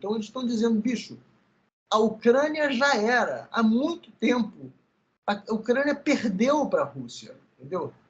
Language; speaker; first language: Portuguese; early bilingual, other home language; Spanish